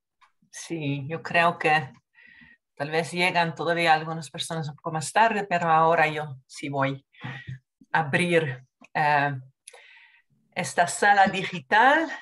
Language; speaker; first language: Spanish; non-native, fluent; Dutch